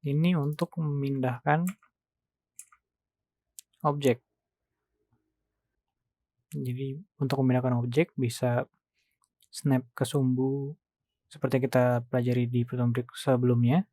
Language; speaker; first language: Indonesian; native; Indonesian